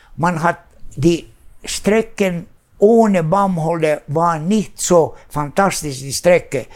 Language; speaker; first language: German; non-native, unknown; Swedish